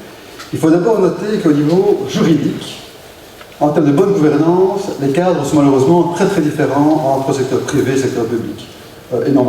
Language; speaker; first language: French; native; French